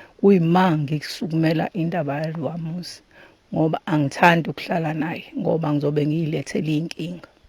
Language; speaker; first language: Zulu; native; Zulu